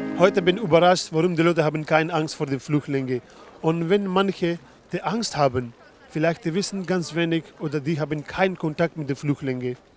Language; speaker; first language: German; non-native, learner; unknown